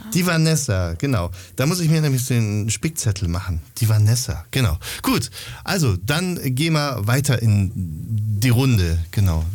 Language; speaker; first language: German; native; German